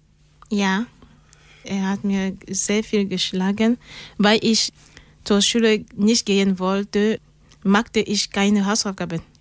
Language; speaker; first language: German; non-native, learner; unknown